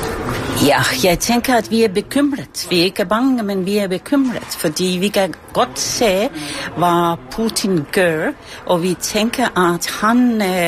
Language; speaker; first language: Danish; non-native, fluent; Estonian